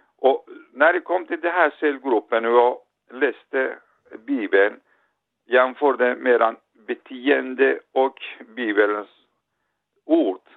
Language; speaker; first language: Swedish; non-native, fluent; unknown